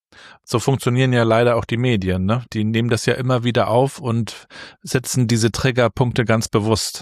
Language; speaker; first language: German; native; German